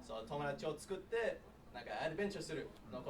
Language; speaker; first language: Japanese; non-native, learner; English